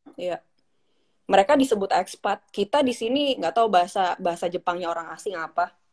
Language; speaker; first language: Indonesian; native; Indonesian